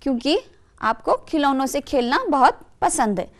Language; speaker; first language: Hindi; non-native, local second language; Kannada